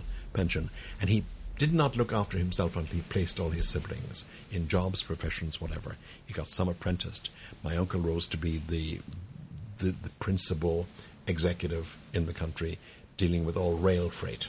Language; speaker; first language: English; native; English